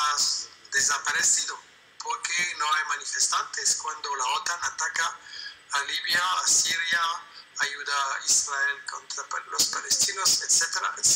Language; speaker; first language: Spanish; non-native, fluent; French